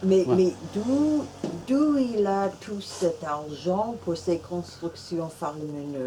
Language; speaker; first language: French; non-native, fluent; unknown